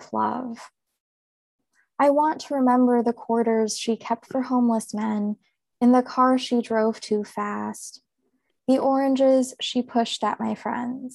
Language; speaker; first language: English; native; English